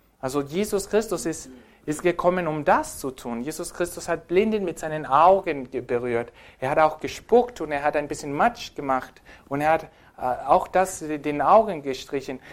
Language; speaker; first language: German; non-native, fluent; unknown